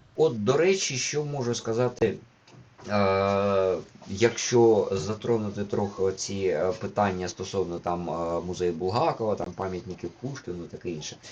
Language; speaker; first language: Ukrainian; non-native, local second language; Russian